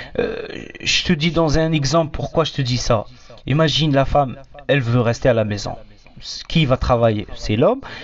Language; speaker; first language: French; non-native, local second language; Arabic